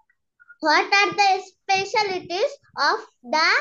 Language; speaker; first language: English; non-native, learner; Bangla